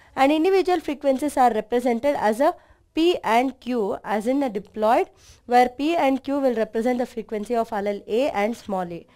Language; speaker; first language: English; non-native, local second language; Kannada